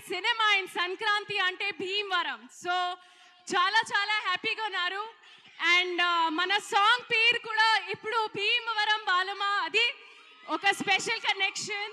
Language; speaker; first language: Telugu; non-native, learner; Hindi